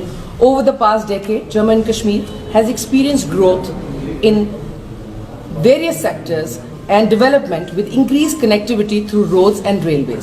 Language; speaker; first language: English; non-native, local second language; Hindi